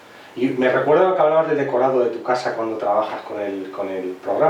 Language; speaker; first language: Spanish; native; Spanish